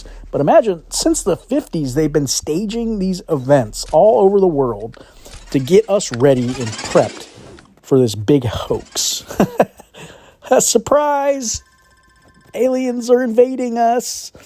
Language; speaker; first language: English; native; English